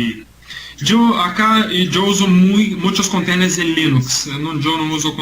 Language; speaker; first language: Spanish; non-native, learner; Portuguese